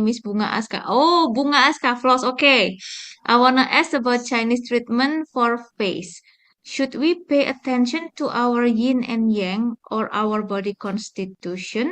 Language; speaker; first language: English; non-native, fluent; Indonesian